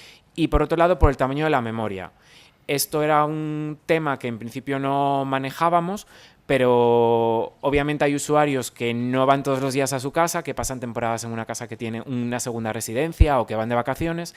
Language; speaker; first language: Spanish; native; Spanish